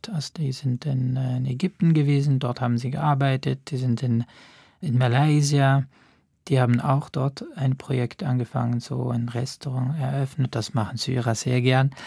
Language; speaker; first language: German; non-native, fluent; Arabic